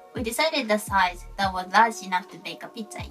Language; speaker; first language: English; non-native, fluent; Japanese